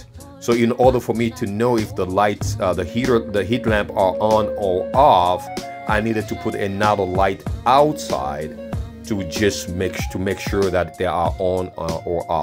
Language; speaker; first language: English; non-native, fluent; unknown